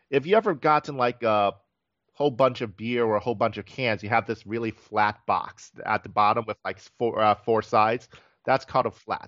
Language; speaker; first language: English; native; English